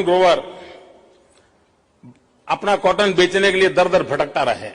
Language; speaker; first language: Hindi; non-native, local second language; Gujarati